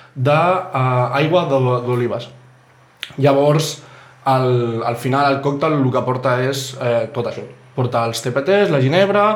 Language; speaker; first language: Catalan; native; Catalan